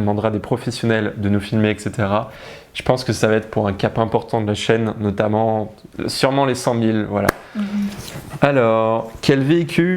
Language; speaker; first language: French; native; French